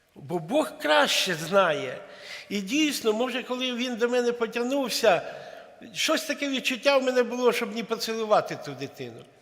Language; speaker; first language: Ukrainian; non-native, local second language; Russian